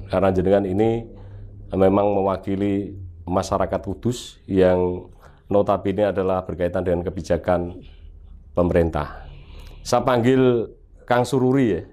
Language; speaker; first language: Indonesian; native; Indonesian